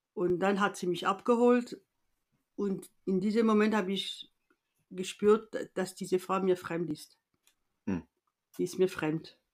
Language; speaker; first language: German; non-native, fluent; French